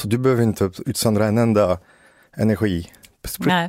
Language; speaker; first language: Swedish; native; Swedish